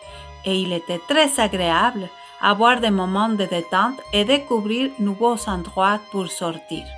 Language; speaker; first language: French; non-native, fluent; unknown